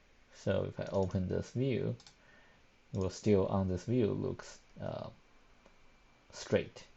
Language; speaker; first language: English; non-native, fluent; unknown